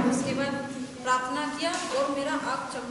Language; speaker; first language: Hindi; non-native, local second language; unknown